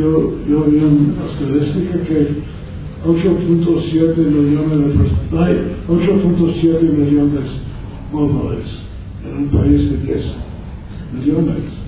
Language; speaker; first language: Spanish; non-native, learner; English